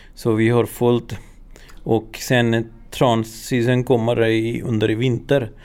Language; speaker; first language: Swedish; non-native, learner; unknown